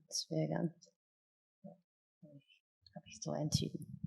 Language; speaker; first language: German; non-native, fluent; Japanese